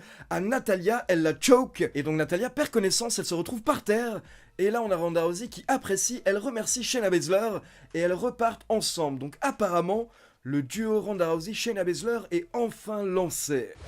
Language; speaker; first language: French; native; French